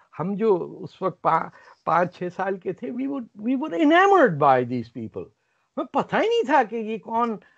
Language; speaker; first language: Urdu; native; Urdu